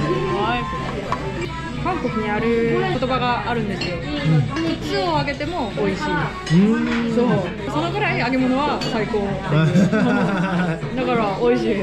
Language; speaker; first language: Japanese; non-native, fluent; Korean